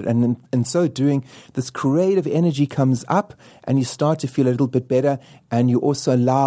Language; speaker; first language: English; native; English